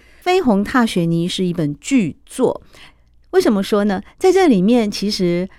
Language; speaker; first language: Chinese; native; Chinese